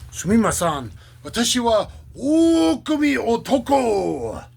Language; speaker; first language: Japanese; non-native, learner; English